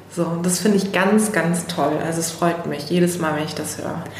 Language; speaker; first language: German; native; German